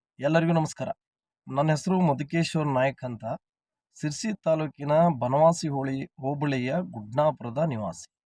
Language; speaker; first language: Kannada; native; Kannada